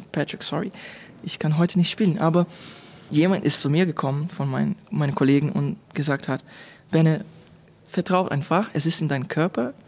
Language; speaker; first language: German; non-native, fluent; Portuguese